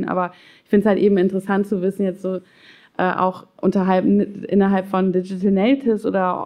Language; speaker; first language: German; native; German